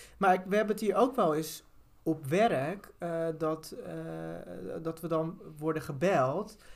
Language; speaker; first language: Dutch; early bilingual, other home language; Turkish